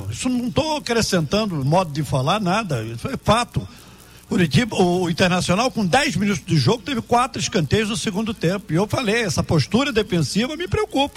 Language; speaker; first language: Portuguese; native; Portuguese